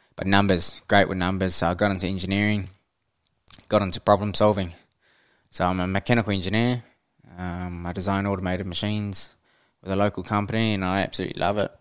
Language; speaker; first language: English; native; English